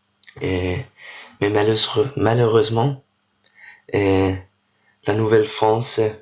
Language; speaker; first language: French; non-native, learner; Danish